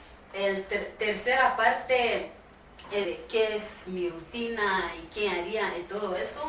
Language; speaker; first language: Spanish; non-native, fluent; Swahili